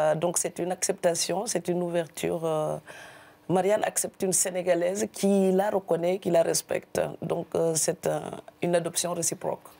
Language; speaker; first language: French; non-native, local second language; Serer